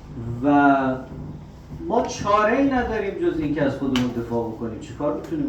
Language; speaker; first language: Persian; native; Persian